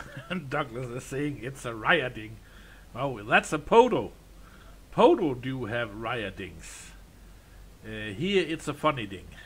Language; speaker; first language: English; non-native, fluent; Danish